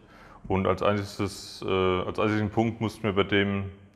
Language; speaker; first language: German; native; German